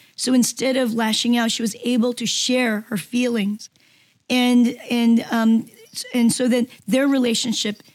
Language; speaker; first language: English; non-native, fluent; Korean